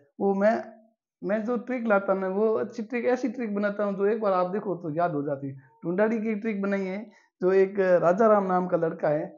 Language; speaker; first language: Hindi; native; Hindi